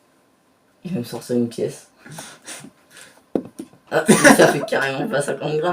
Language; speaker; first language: French; native; French